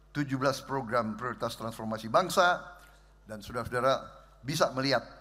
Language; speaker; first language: Indonesian; native; Indonesian